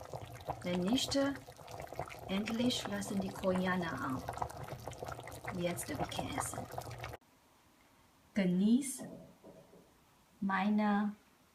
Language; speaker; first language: German; non-native, learner; Chinese